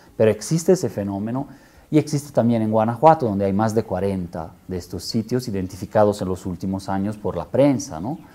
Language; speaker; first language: Spanish; non-native, fluent; Italian